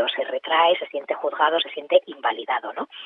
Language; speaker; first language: Spanish; native; Spanish